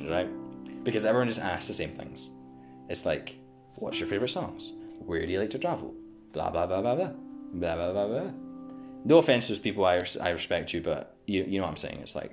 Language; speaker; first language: English; native; English